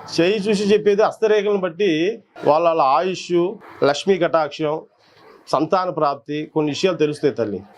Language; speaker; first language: Telugu; non-native, local second language; Koya